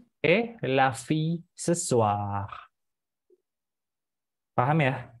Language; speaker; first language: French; non-native, fluent; Indonesian